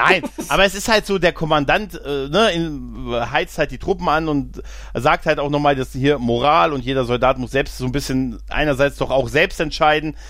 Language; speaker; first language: German; native; German